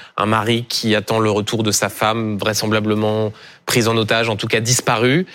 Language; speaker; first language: French; native; French